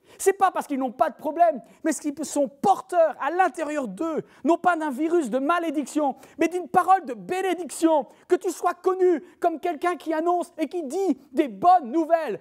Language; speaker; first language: French; native; French